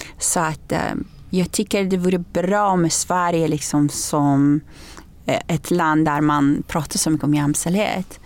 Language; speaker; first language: Swedish; non-native, fluent; Persian